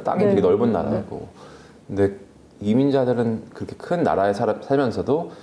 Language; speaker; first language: Korean; early bilingual, other home language; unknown